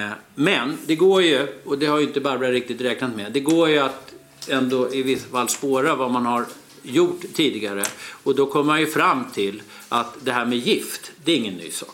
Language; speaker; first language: Swedish; native; Swedish